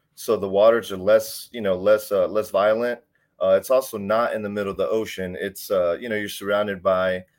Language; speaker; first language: English; native; English